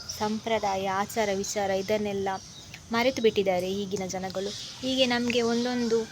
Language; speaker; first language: Kannada; non-native, local second language; Tulu